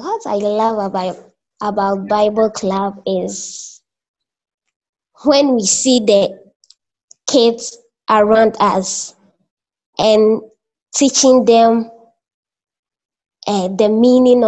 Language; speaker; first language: English; non-native, local second language; Akan